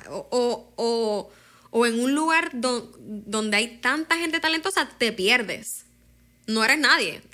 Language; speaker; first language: Spanish; native; Spanish